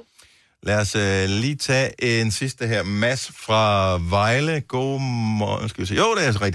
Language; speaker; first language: Danish; native; Danish